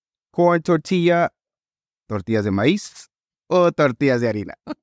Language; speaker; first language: Spanish; native; Spanish